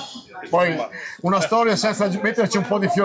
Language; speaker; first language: Italian; native; Italian